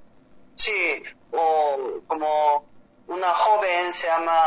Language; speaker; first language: Spanish; non-native, learner; Korean